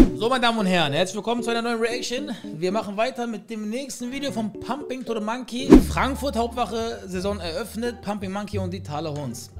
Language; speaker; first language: German; early bilingual, other home language; Turkish